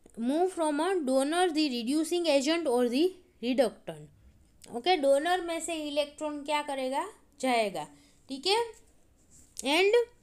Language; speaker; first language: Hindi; non-native, local second language; Gujarati